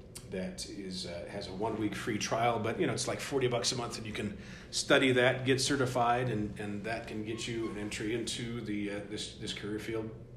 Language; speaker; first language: English; native; English